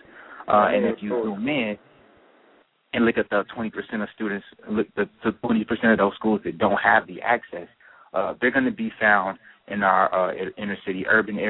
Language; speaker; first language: English; native; English